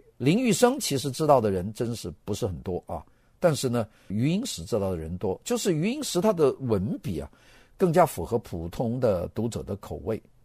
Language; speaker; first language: Chinese; native; Chinese